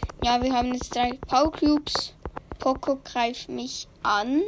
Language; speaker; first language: German; native; German